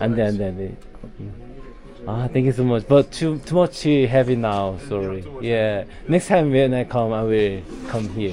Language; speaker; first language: English; non-native, learner; Korean